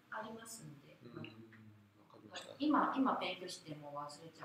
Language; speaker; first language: Japanese; non-native, fluent; Korean